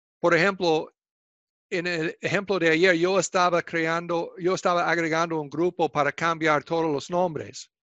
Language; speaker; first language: Spanish; non-native, fluent; English